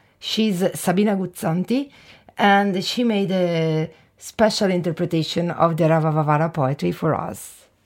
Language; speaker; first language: English; non-native, fluent; Italian